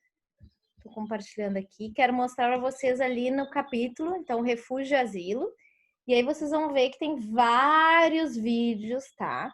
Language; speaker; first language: Portuguese; native; Portuguese